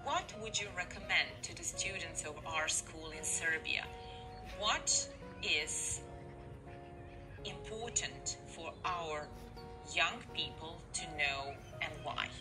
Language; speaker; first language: English; non-native, fluent; Serbian